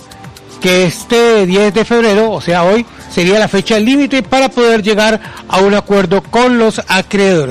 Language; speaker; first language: Spanish; native; Spanish